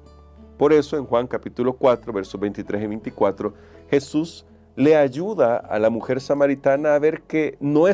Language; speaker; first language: Spanish; native; Spanish